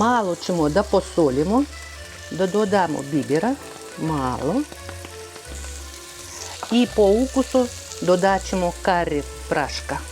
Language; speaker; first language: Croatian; non-native, fluent; Russian